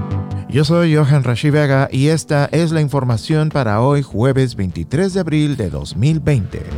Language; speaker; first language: Spanish; native; Spanish